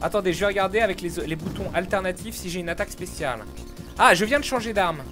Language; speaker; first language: French; native; French